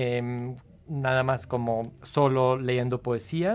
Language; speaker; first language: Spanish; non-native, fluent; English